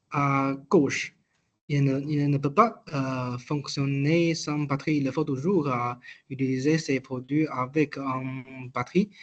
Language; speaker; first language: French; non-native, learner; Chinese